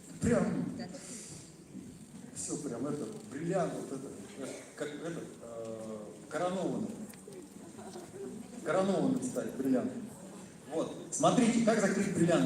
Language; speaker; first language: Russian; native; Russian